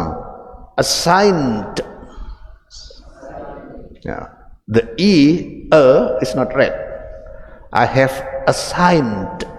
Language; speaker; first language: English; non-native, fluent; Indonesian